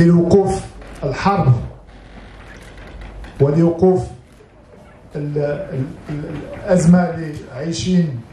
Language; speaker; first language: Arabic; native; Arabic